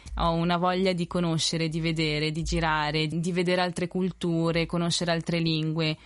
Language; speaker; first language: Italian; early bilingual, other home language; Spanish